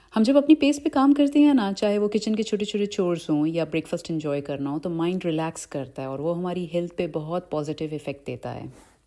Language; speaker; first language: Hindi; early bilingual, heritage; Hindi